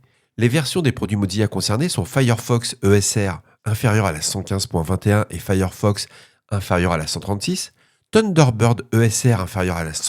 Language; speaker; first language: French; native; French